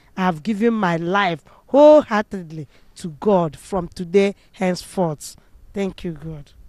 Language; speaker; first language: English; non-native, local second language; Igbo